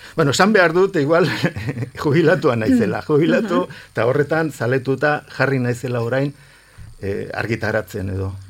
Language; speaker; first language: Basque; non-native, local second language; Spanish